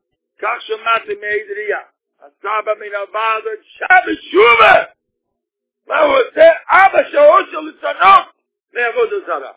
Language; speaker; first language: Hebrew; non-native, fluent; Yiddish